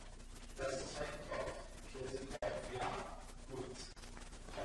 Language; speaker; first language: German; non-native, fluent; English